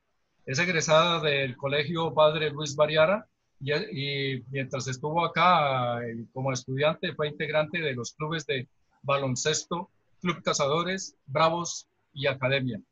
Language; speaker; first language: Spanish; native; Spanish